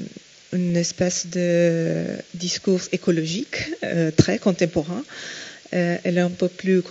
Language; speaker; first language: French; non-native, fluent; Portuguese